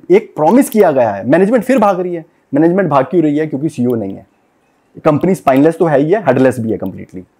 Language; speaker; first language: Hindi; non-native, local second language; Punjabi